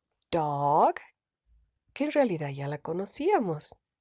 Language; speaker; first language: Spanish; native; Spanish